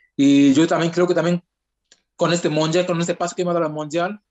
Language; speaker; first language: Spanish; non-native, fluent; French